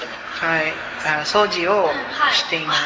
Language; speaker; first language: Japanese; non-native, learner; Cebuano